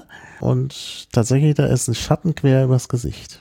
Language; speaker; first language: German; native; German